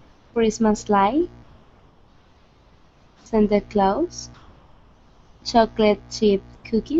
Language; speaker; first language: English; non-native, learner; Spanish